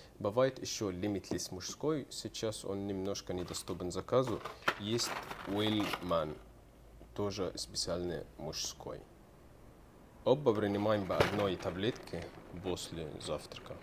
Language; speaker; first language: Russian; non-native, learner; Arabic